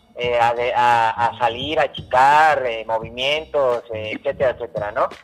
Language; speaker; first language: Spanish; native; Spanish